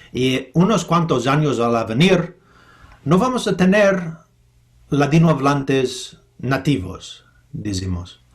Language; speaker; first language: Spanish; non-native, fluent; English